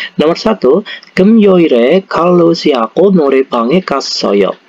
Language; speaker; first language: Korean; non-native, learner; Indonesian